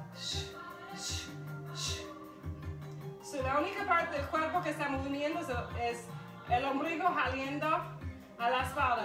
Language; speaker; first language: Spanish; non-native, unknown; English